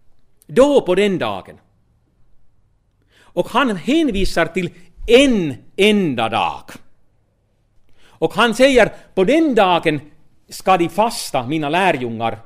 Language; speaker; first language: Swedish; non-native, fluent; Finnish